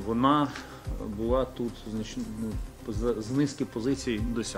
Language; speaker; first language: Ukrainian; native; Ukrainian